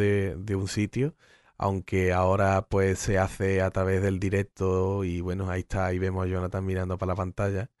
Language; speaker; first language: Spanish; native; Spanish